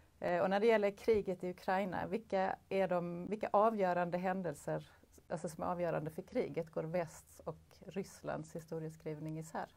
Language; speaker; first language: Swedish; native; Swedish